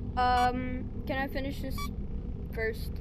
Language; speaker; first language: English; native; English